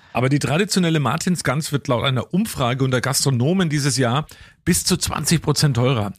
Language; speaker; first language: German; native; German